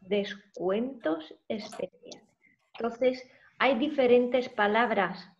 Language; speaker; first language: Spanish; non-native, fluent; Russian